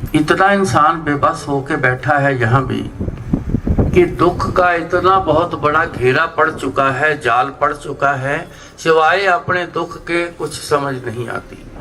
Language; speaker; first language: Hindi; non-native, local second language; Punjabi